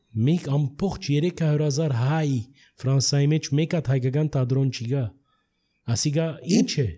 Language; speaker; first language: Armenian; early bilingual, heritage; Armenian